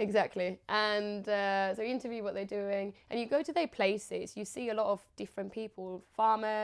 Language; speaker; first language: English; non-native, fluent; Finnish